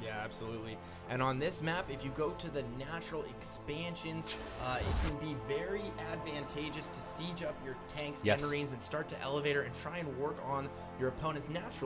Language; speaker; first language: English; native; English